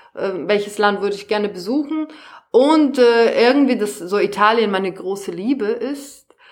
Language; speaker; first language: German; non-native, fluent; Serbian